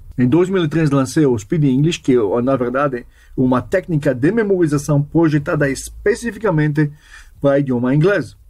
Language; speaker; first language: Portuguese; non-native, fluent; Hebrew